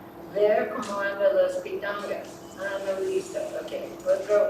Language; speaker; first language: Spanish; non-native, fluent; English